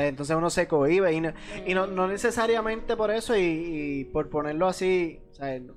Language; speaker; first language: Spanish; native; Spanish